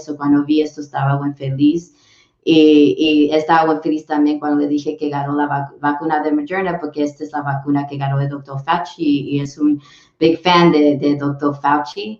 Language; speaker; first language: Spanish; early bilingual, heritage; English